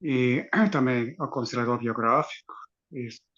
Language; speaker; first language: Portuguese; native; Portuguese